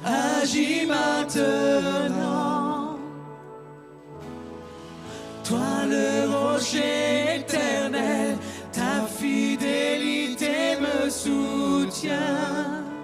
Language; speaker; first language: French; native; French